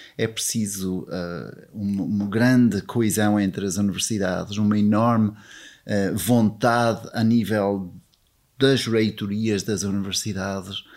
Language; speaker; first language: Portuguese; non-native, fluent; English